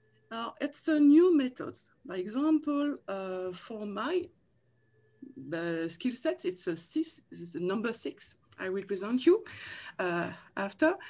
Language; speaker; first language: English; non-native, learner; French